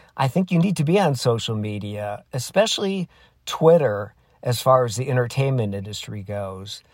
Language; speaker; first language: English; native; English